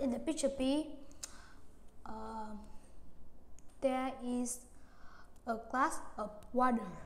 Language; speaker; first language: English; non-native, learner; Vietnamese